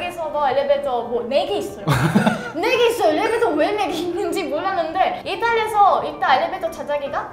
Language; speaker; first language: Korean; non-native, learner; Italian